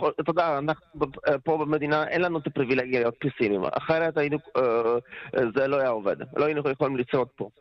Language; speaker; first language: Hebrew; non-native, fluent; Polish